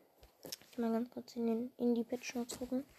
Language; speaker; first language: German; native; German